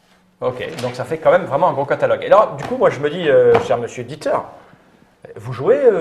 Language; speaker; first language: French; native; French